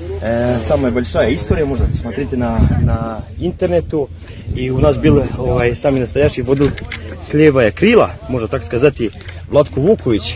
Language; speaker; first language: Russian; non-native, learner; Serbian